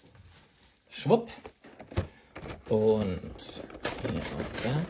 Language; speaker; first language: German; native; German